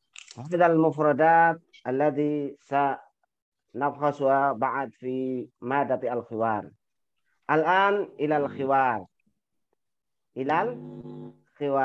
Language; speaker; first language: Arabic; non-native, fluent; Indonesian